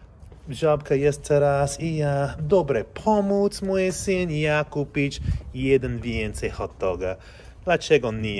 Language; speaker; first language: Polish; non-native, learner; English